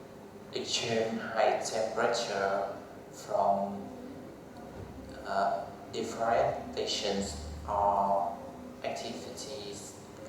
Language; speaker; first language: English; non-native, learner; Vietnamese